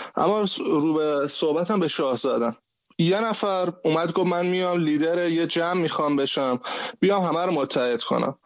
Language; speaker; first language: Persian; native; Persian